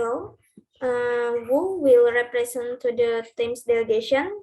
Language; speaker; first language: English; non-native, learner; Indonesian